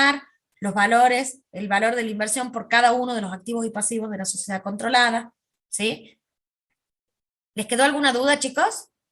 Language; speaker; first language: Spanish; native; Spanish